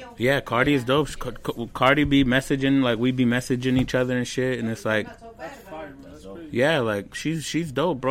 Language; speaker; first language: English; early bilingual, other home language; Spanish